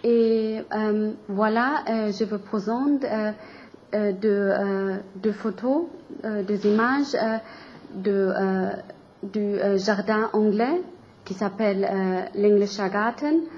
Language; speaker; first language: French; non-native, learner; German